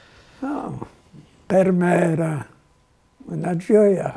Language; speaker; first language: Italian; non-native, fluent; Polish